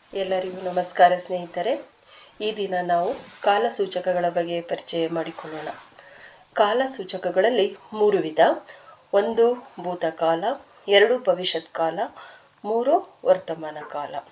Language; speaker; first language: Kannada; native; Kannada